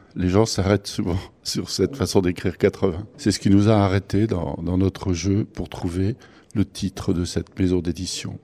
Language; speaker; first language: French; native; French